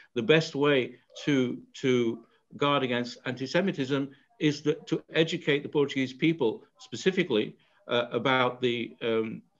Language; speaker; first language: English; native; English